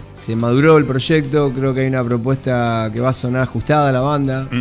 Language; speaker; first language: Spanish; native; Spanish